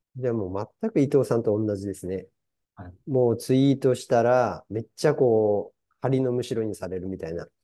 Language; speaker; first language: Japanese; native; Japanese